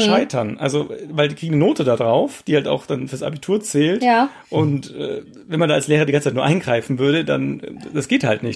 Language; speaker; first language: German; native; German